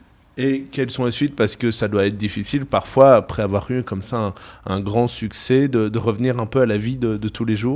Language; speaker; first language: French; native; French